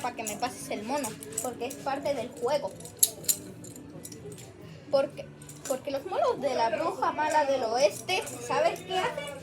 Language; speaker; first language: Spanish; native; Spanish